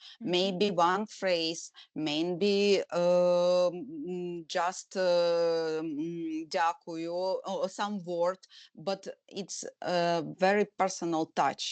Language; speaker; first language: English; non-native, learner; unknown